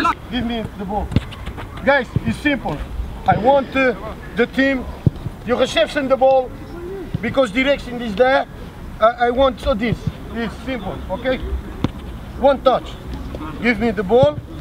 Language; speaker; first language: English; non-native, learner; Portuguese